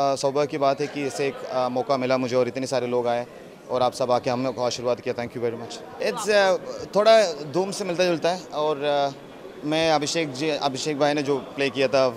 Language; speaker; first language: Hindi; non-native, local second language; Malayalam